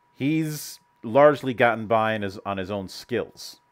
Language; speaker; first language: English; native; English